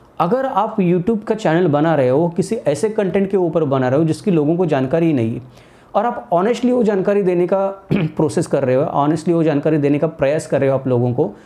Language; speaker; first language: Hindi; non-native, local second language; Marathi